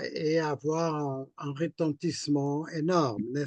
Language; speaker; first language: French; non-native, fluent; Portuguese